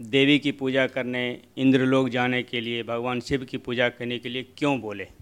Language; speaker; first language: Hindi; native; Hindi